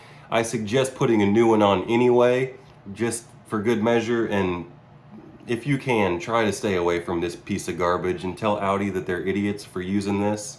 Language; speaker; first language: English; native; English